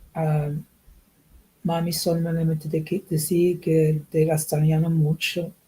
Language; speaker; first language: Spanish; early bilingual, heritage; Spanish